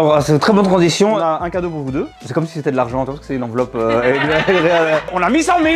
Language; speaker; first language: French; native; French